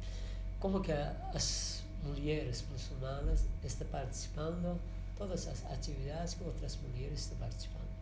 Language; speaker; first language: Portuguese; non-native, learner; Persian